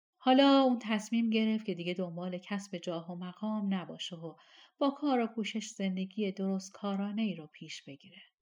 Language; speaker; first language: Persian; native; Persian